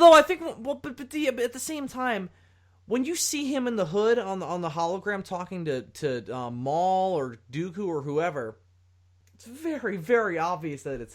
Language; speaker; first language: English; native; English